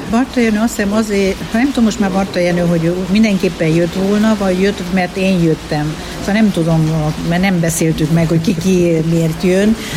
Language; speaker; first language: Hungarian; native; Hungarian